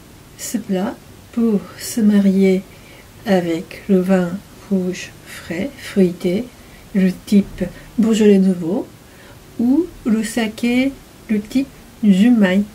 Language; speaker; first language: French; non-native, fluent; Japanese